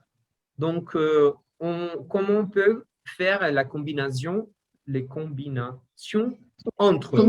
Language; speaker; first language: French; non-native, learner; Portuguese